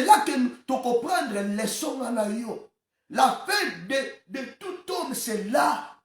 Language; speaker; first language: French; non-native, local second language; Lingala